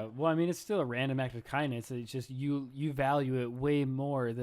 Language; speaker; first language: English; native; English